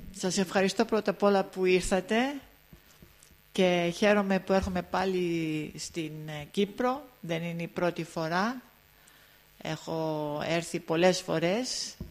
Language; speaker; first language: Greek; early bilingual, heritage; Greek